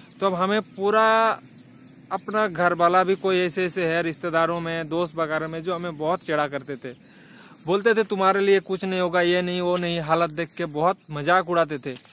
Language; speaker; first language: Hindi; non-native, local second language; Bangla